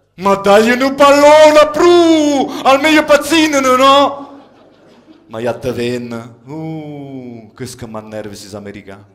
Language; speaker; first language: Italian; early bilingual, other home language; French